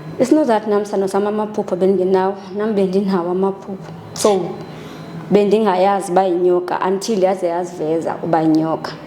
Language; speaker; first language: Zulu; non-native, local second language; Xhosa